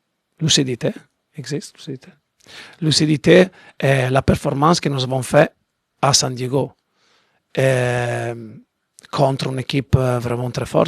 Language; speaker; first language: French; non-native, learner; Italian